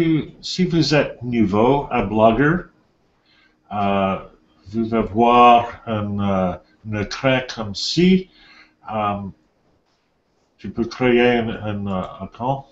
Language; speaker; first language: French; non-native, learner; English